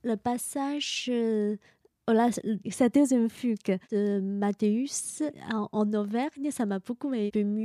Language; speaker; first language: French; non-native, fluent; Chinese